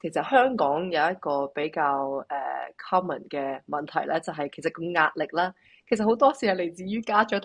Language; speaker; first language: Cantonese; native; Cantonese